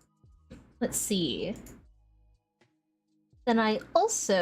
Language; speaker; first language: English; native; English